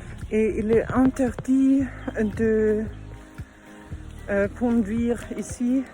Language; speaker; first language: French; non-native, learner; German